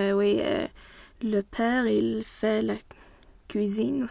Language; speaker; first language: French; non-native, learner; Swedish